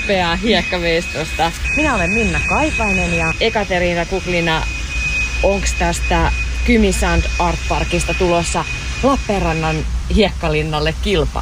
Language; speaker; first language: Finnish; native; Finnish